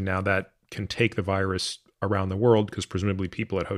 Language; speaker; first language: English; native; English